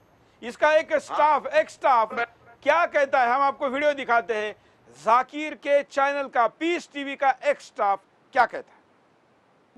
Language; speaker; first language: Hindi; native; Hindi